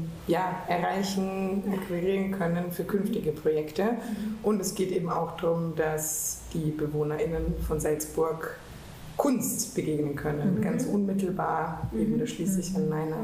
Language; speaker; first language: German; native; German